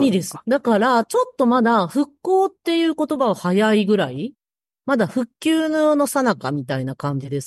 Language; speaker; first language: Japanese; native; Japanese